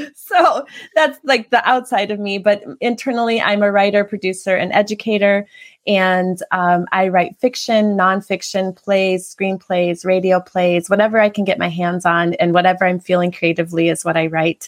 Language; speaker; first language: English; native; English